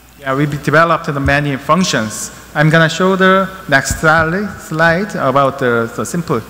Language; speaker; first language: English; non-native, learner; Korean